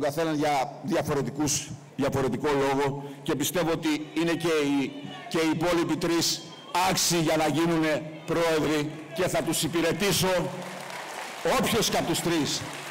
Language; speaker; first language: Greek; native; Greek